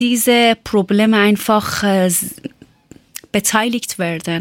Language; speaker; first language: German; non-native, learner; Persian